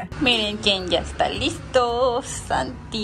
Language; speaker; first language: Spanish; native; Spanish